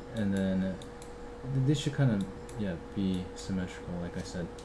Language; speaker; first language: English; native; English